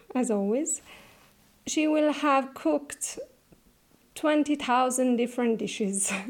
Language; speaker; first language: English; non-native, fluent; Italian